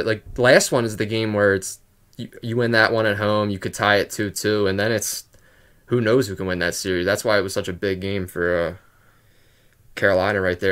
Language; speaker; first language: English; native; English